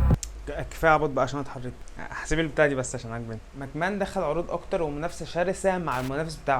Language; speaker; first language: Arabic; native; Arabic